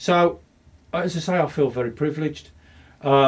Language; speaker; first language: English; native; English